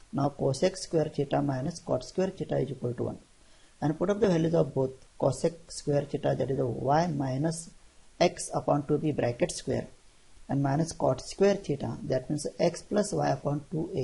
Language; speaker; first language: English; non-native, local second language; Marathi